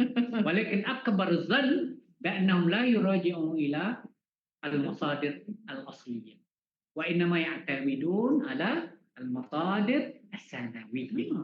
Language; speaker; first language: Arabic; non-native, fluent; Malay